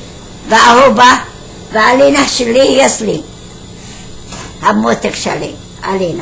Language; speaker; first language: Hebrew; non-native, fluent; Arabic